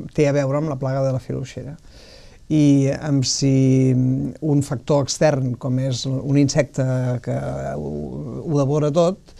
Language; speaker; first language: Catalan; native; Catalan